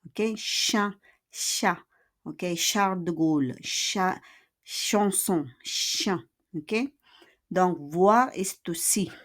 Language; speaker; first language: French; non-native, fluent; Filipino